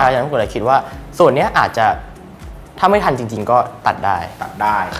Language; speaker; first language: Thai; native; Thai